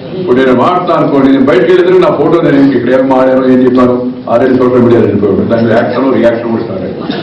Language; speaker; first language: Telugu; native; Telugu